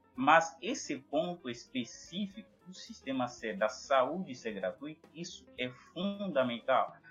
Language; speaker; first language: Portuguese; non-native, fluent; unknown